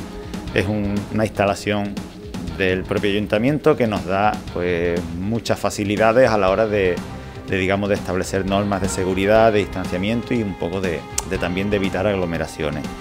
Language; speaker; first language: Spanish; native; Spanish